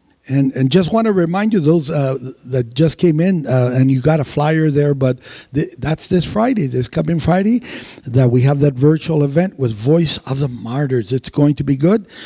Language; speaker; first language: English; early bilingual, other home language; Spanish